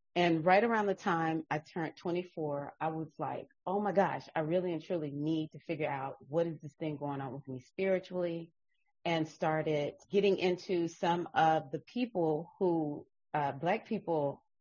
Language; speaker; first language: English; native; English